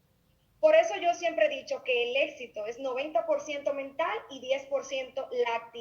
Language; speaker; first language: Spanish; native; Spanish